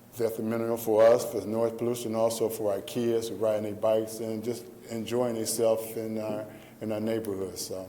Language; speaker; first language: English; native; English